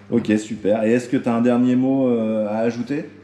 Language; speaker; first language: French; native; French